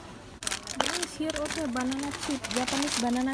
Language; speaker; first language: English; non-native, learner; Indonesian